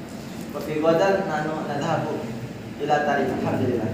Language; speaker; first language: Arabic; non-native, learner; Indonesian